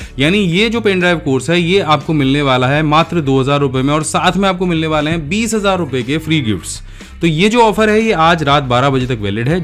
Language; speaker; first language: Hindi; native; Hindi